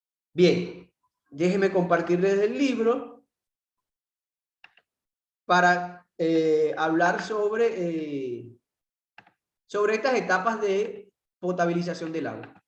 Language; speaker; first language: Spanish; native; Spanish